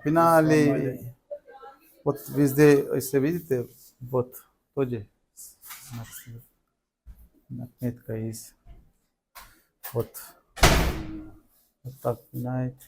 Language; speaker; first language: Russian; non-native, learner; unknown